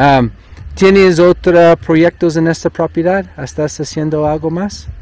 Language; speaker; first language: Spanish; non-native, learner; English